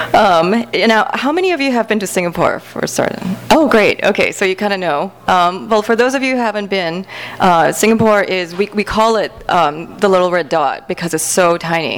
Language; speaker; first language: English; native; English